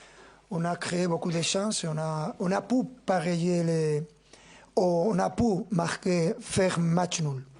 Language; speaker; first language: French; non-native, fluent; Spanish